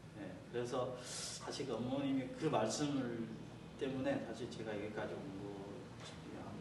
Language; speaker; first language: Korean; non-native, fluent; Chinese